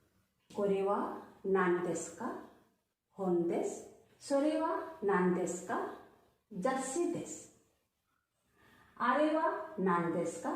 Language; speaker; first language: Japanese; non-native, fluent; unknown